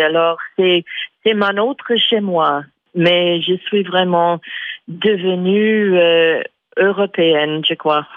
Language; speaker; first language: French; non-native, fluent; English